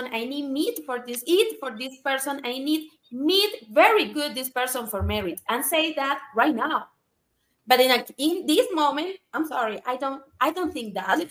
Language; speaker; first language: English; non-native, learner; Spanish